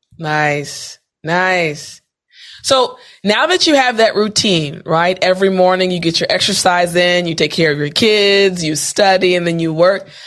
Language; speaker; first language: English; native; English